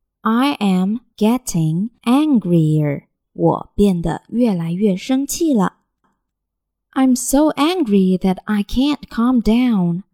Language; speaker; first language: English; non-native, fluent; Chinese